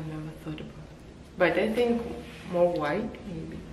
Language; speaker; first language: English; non-native, learner; Russian